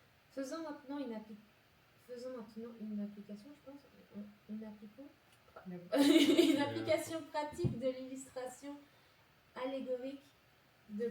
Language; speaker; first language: French; native; French